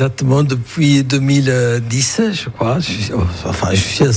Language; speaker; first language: French; non-native, fluent; Italian